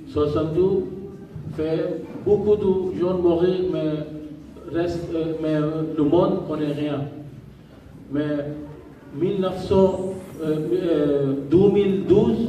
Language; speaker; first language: French; non-native, learner; Rohingya